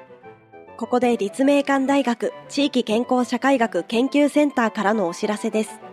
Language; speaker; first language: Japanese; native; Japanese